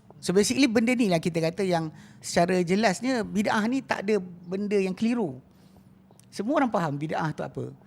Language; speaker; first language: Malay; native; Malay